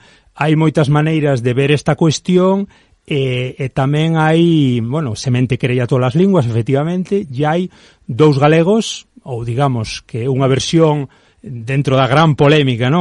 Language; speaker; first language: Galician; native; Galician